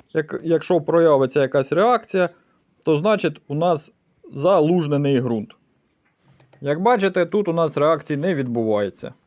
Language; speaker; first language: Ukrainian; native; Ukrainian